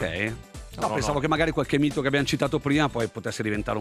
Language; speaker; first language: Italian; native; Italian